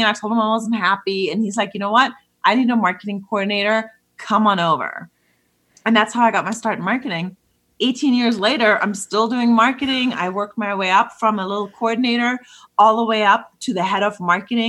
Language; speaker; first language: English; non-native, fluent; German